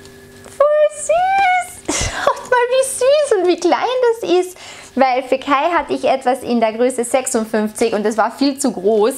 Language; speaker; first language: German; native; German